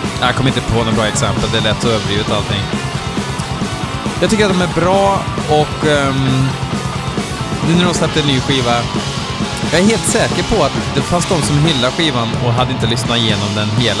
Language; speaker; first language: Swedish; native; Swedish